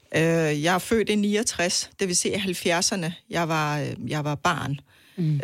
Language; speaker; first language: Danish; non-native, fluent; Persian